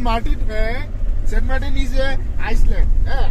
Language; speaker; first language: Hindi; non-native, learner; Bangla